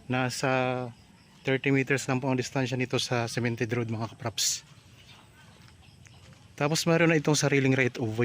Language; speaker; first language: Filipino; native; Filipino